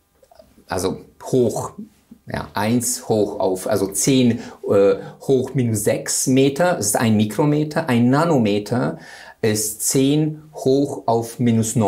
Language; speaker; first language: German; non-native, fluent; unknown